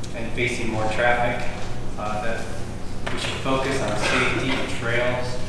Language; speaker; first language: English; native; English